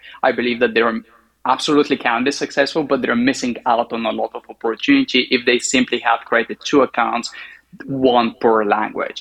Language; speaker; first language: English; non-native, fluent; Bulgarian